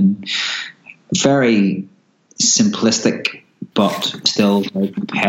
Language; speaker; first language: English; native; English